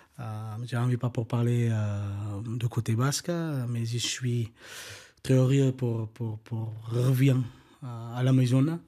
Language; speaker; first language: French; non-native, learner; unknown